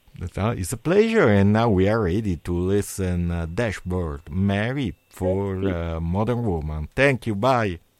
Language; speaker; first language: English; non-native, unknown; Italian